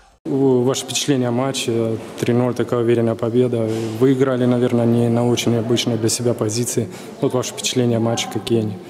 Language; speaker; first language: Russian; native; Russian